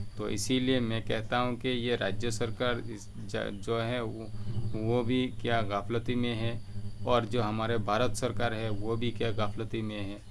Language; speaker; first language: Hindi; non-native, local second language; Bangla